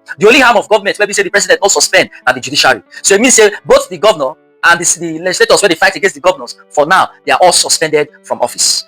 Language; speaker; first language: Nigerian Pidgin; native; Nigerian Pidgin